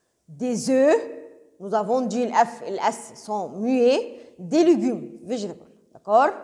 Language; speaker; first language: French; non-native, local second language; Arabic